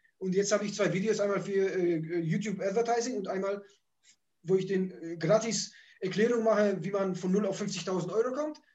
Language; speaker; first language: German; early bilingual, other home language; Polish